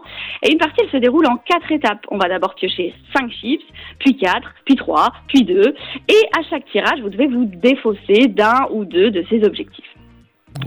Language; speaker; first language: French; native; French